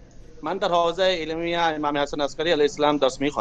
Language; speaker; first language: Persian; non-native, learner; Urdu